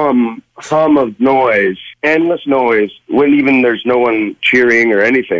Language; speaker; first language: English; native; English